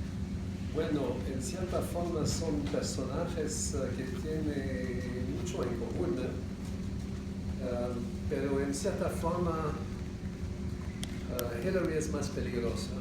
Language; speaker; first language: Spanish; non-native, fluent; English